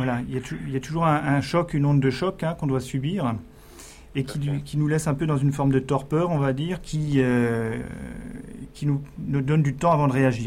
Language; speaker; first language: French; native; French